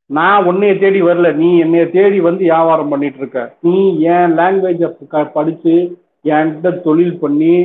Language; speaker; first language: Tamil; native; Tamil